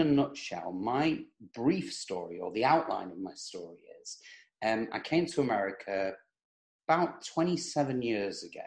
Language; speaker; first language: English; native; English